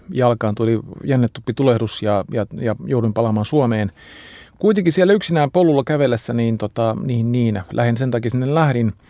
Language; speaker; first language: Finnish; native; Finnish